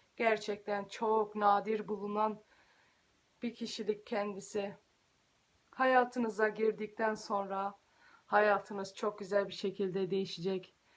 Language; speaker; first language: Turkish; early bilingual, heritage; Turkish